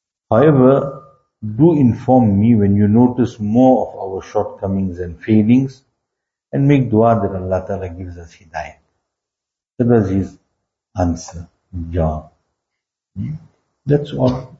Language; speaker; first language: English; native; English